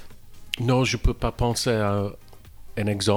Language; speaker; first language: French; non-native, learner; English